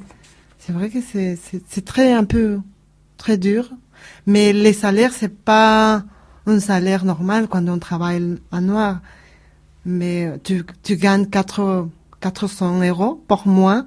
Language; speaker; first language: French; non-native, learner; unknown